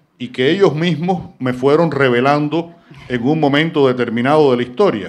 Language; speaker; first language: Spanish; native; Spanish